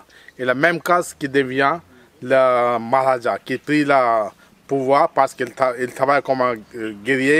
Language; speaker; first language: French; non-native, fluent; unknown